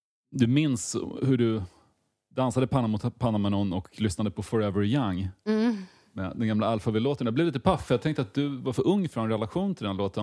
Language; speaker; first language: Swedish; native; Swedish